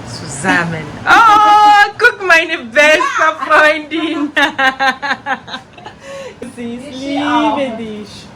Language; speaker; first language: German; non-native, learner; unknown